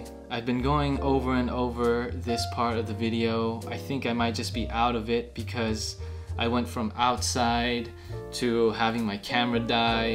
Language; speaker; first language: English; native; English